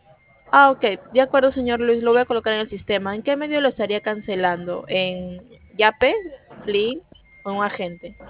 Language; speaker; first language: Spanish; native; Spanish